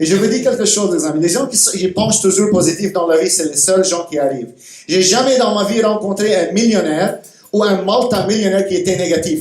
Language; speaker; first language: French; non-native, fluent; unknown